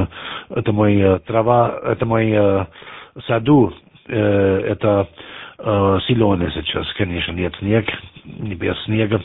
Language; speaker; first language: Russian; non-native, learner; German